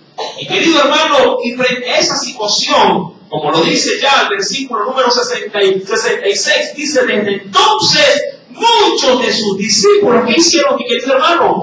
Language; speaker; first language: Spanish; native; Spanish